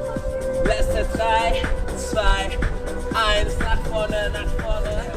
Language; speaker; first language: German; non-native, learner; Spanish